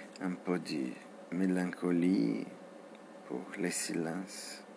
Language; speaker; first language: French; non-native, learner; Portuguese